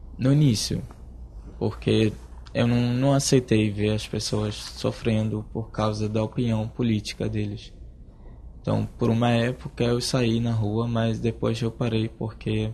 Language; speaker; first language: Portuguese; non-native, fluent; Arabic